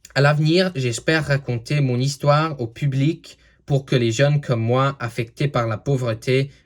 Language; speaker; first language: French; non-native, learner; English